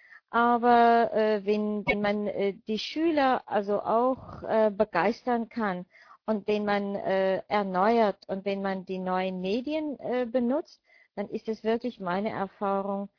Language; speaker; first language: German; non-native, fluent; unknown